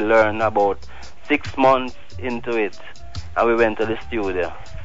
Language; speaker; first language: English; non-native, local second language; Jamaican Creole English